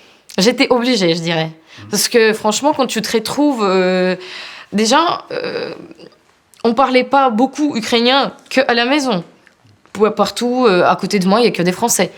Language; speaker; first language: French; non-native, fluent; Ukrainian